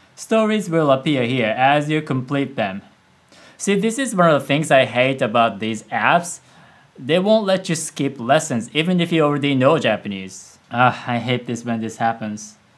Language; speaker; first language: English; non-native, fluent; Japanese